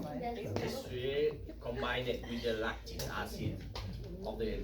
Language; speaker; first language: English; non-native, learner; Spanish